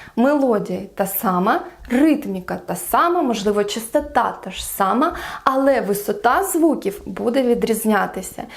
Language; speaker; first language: Ukrainian; non-native, local second language; Russian